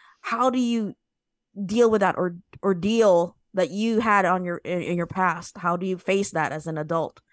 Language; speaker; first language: English; native; English